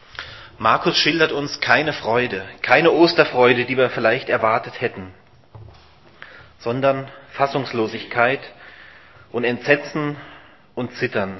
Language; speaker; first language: German; native; German